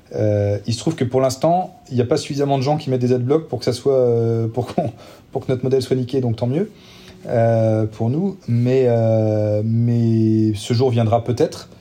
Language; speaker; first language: French; native; French